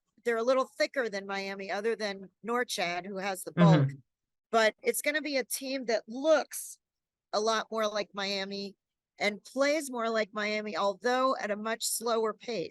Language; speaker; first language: English; native; English